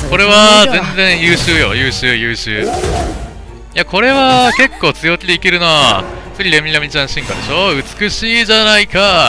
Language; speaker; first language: Japanese; native; Japanese